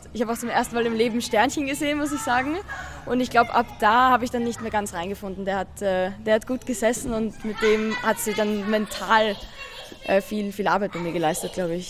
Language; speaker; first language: German; native; German